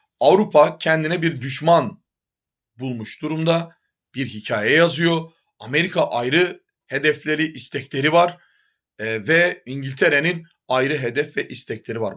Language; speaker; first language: Turkish; native; Turkish